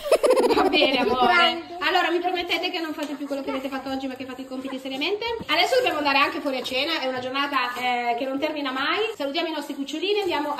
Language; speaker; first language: Italian; native; Italian